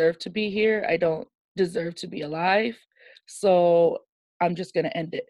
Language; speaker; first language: English; native; English